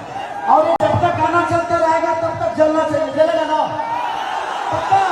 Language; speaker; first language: Hindi; non-native, local second language; Bhojpuri